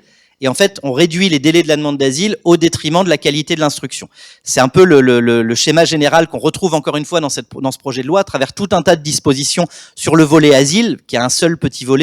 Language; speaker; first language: French; native; French